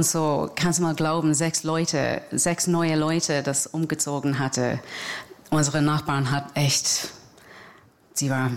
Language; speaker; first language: German; non-native, fluent; English